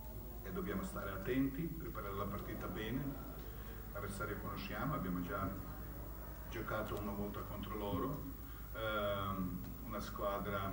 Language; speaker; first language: Italian; non-native, fluent; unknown